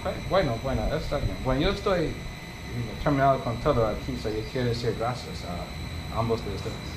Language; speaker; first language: Spanish; non-native, learner; English